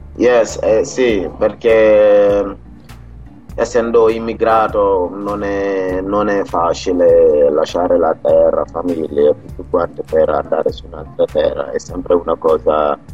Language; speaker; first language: Italian; non-native, fluent; Wolof